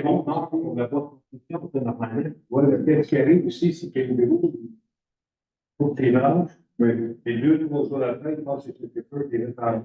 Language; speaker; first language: French; native; French